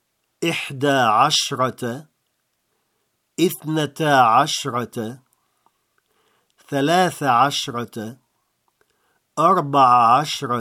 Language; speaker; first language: Arabic; non-native, fluent; French